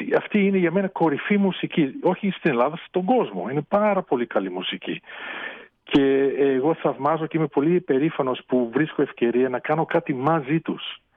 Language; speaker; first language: Greek; early bilingual, heritage; Greek